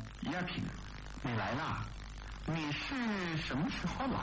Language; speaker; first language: Chinese; non-native, learner; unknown